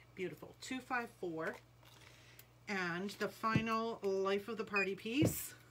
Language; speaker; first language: English; native; English